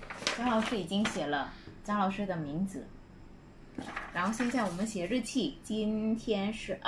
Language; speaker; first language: Chinese; non-native, fluent; Indonesian